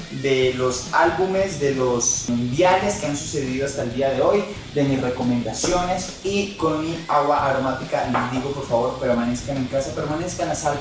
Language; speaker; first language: Spanish; native; Spanish